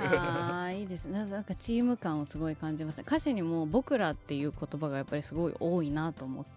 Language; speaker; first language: Japanese; native; Japanese